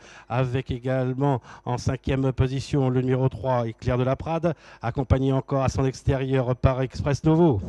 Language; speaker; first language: French; native; French